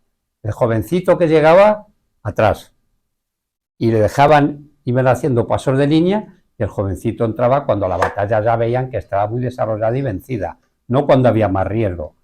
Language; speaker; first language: Spanish; native; Spanish